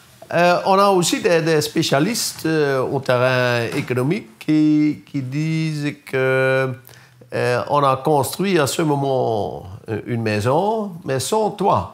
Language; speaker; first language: French; non-native, fluent; Dutch